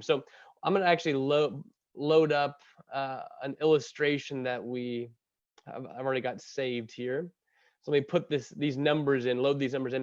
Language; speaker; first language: English; native; English